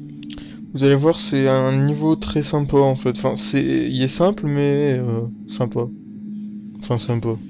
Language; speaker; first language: French; native; French